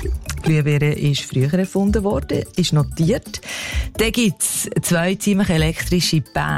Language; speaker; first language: German; native; German